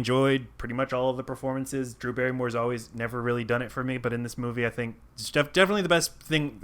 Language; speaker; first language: English; native; English